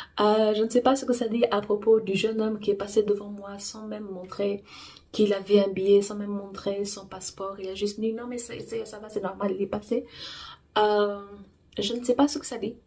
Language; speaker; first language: French; non-native, fluent; Portuguese